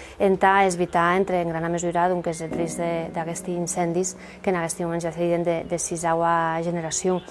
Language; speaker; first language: Catalan; non-native, local second language; Occitan